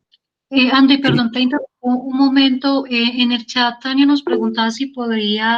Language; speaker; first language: Spanish; native; Spanish